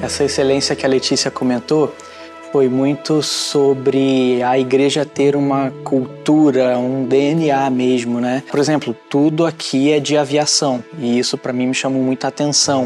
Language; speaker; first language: Portuguese; native; Portuguese